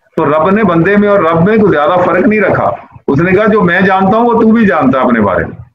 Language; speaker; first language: Urdu; non-native, local second language; Punjabi